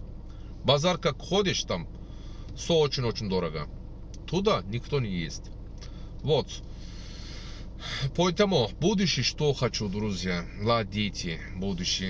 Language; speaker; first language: Russian; non-native, learner; Turkish